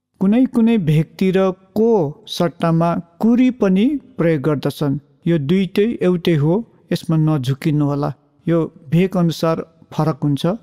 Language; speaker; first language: Nepali; non-native, local second language; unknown